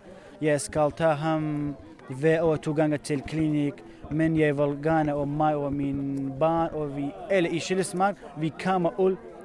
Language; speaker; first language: Danish; non-native, learner; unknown